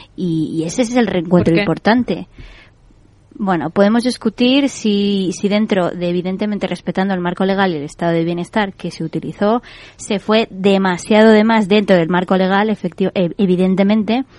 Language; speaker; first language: Spanish; native; Spanish